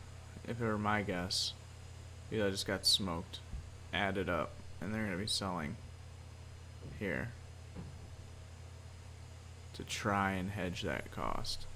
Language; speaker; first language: English; native; English